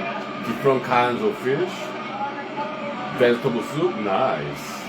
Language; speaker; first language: English; non-native, fluent; Korean